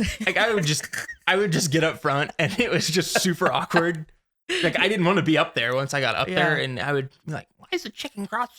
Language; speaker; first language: English; native; English